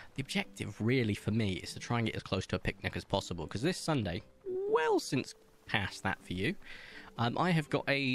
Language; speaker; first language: English; native; English